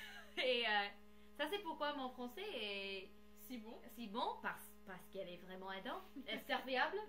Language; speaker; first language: French; non-native, learner; English